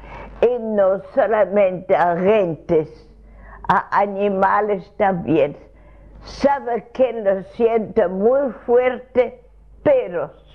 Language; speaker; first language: Spanish; non-native, fluent; Russian